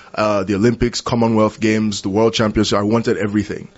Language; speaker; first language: English; non-native, local second language; Yoruba